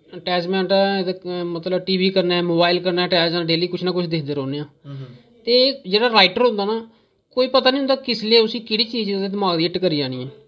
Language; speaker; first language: Punjabi; non-native, local second language; Dogri